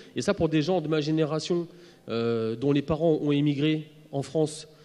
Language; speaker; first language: French; native; French